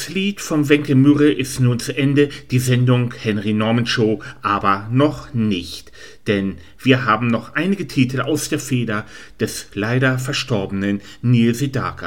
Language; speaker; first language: German; native; German